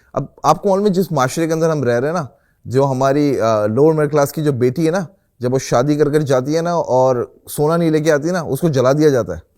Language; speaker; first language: Urdu; native; Urdu